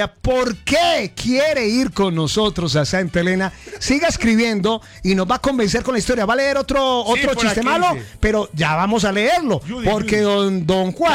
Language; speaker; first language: Spanish; native; Spanish